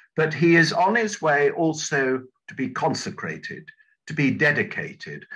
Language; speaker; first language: English; native; English